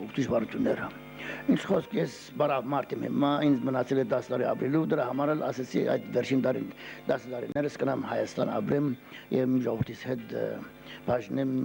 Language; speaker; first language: Armenian; early bilingual, heritage; Armenian